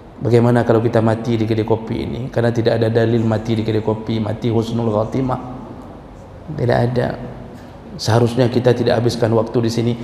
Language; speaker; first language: Malay; non-native, local second language; Achinese